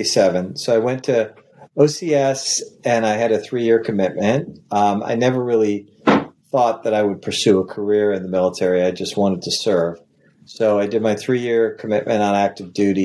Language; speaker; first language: English; native; English